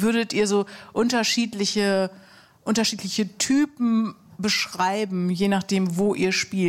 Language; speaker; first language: German; native; German